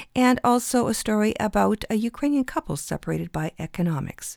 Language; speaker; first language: English; early bilingual, other home language; Ukrainian